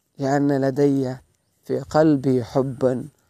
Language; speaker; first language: Arabic; non-native, learner; Malayalam